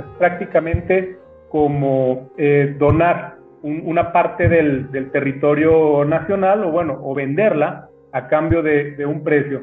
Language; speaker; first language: Spanish; native; Spanish